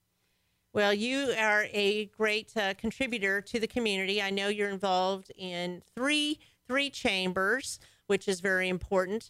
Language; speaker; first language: English; native; English